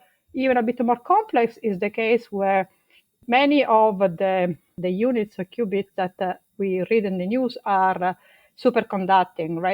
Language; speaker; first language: English; non-native, fluent; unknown